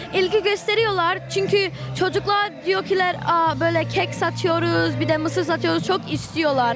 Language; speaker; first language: Turkish; early bilingual, heritage; Kurdish